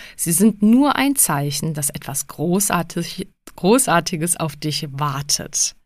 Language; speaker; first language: German; early bilingual, other home language; Czech